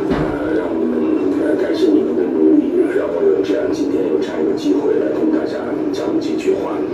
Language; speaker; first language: Chinese; native; Chinese